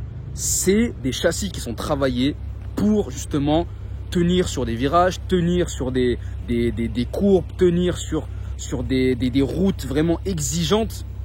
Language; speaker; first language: French; native; French